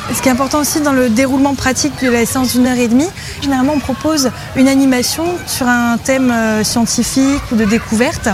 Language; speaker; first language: French; native; French